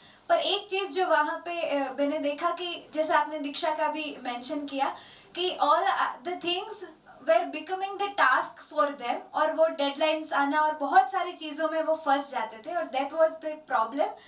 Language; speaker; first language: Hindi; non-native, local second language; Gujarati